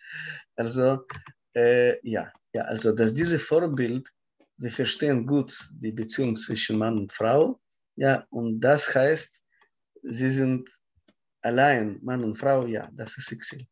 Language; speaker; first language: German; non-native, fluent; Russian